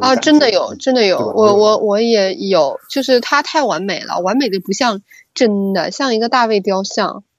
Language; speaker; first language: Chinese; native; Chinese